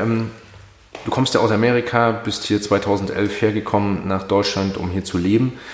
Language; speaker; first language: German; native; German